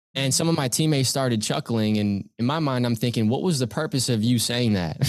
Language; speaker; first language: English; native; English